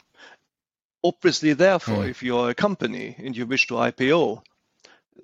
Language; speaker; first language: English; non-native, fluent; German